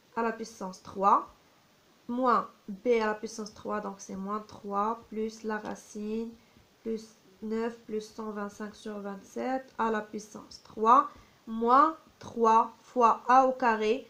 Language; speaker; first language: French; non-native, local second language; Arabic